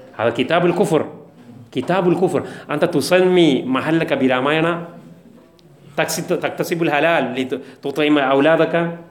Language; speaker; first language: Arabic; non-native, fluent; Malayalam